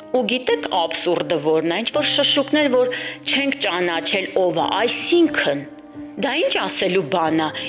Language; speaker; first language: Armenian; native; Armenian